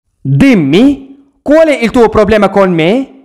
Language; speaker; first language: Italian; non-native, fluent; Arabic